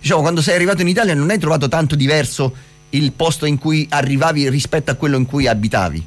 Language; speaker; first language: Italian; native; Italian